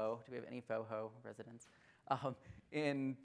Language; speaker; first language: English; native; English